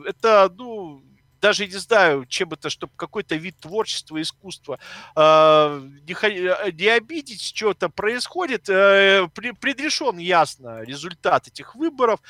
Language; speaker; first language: Russian; native; Russian